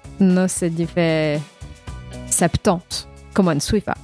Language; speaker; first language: Spanish; non-native, learner; French